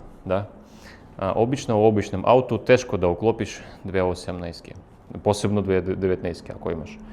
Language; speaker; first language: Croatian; non-native, fluent; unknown